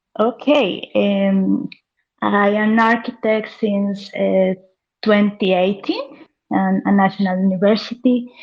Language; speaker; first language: English; non-native, learner; Spanish